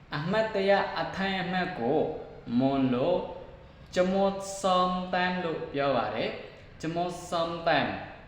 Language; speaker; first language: Burmese; non-native, local second language; Mon